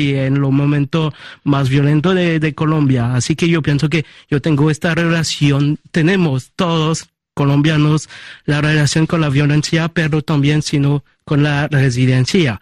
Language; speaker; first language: Spanish; early bilingual, heritage; Spanish